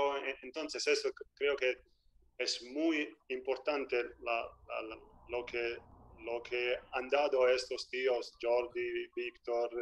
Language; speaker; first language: Spanish; non-native, fluent; Italian